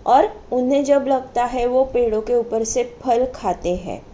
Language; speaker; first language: Hindi; non-native, local second language; Marathi